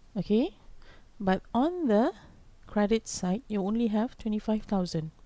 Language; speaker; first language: English; non-native, local second language; Malay